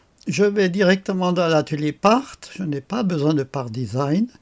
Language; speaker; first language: French; native; French